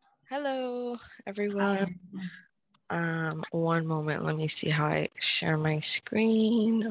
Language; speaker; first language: English; early bilingual, other home language; Spanish